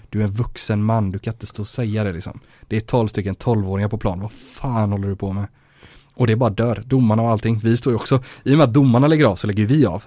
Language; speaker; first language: Swedish; native; Swedish